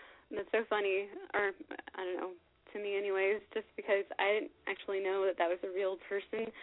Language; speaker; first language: English; native; English